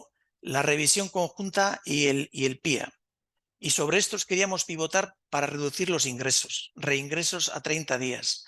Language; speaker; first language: Spanish; native; Spanish